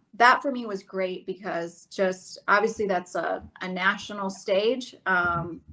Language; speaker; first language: English; native; English